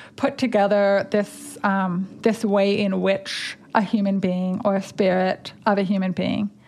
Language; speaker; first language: English; native; English